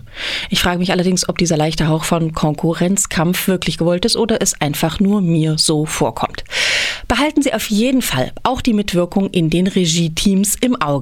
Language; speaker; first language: German; native; German